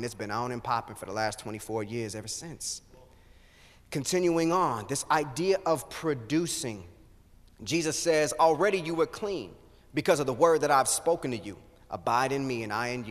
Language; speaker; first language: English; native; English